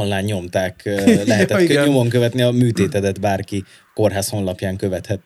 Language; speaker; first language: Hungarian; native; Hungarian